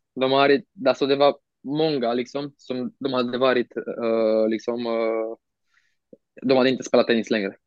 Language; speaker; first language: Swedish; non-native, fluent; Romanian